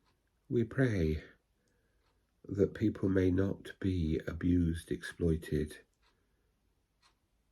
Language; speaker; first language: English; native; English